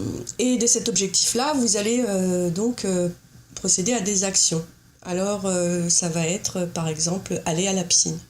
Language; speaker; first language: French; native; French